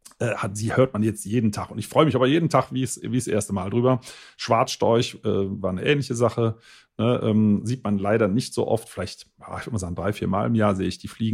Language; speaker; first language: German; native; German